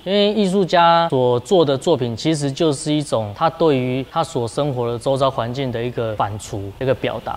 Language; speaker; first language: Chinese; native; Chinese